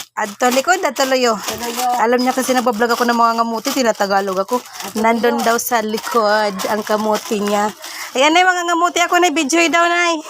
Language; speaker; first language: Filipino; non-native, local second language; Waray